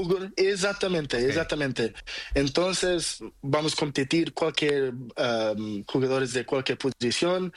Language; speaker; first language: Spanish; non-native, learner; Portuguese